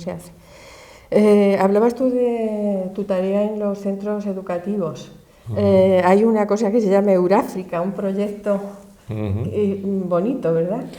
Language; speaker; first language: Spanish; native; Spanish